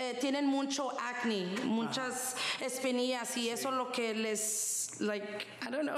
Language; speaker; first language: Spanish; early bilingual, heritage; Spanish